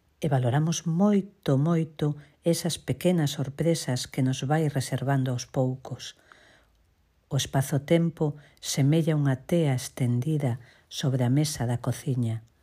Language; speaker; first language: Galician; native; Galician